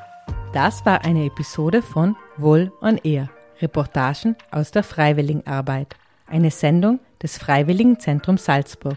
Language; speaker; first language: German; native; German